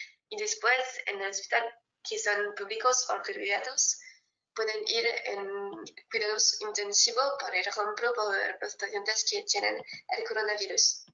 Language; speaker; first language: Spanish; non-native, fluent; French